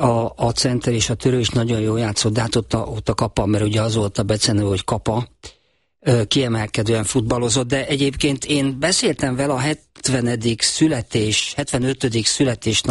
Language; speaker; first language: Hungarian; native; Hungarian